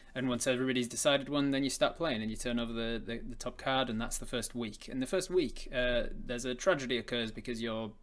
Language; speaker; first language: English; native; English